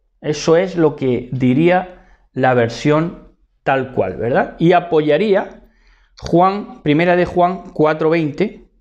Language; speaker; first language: Spanish; native; Spanish